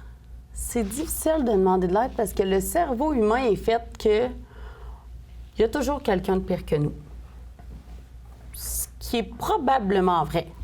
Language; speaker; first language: French; native; French